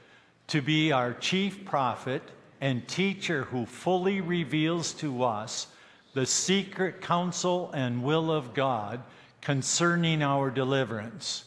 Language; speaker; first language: English; native; English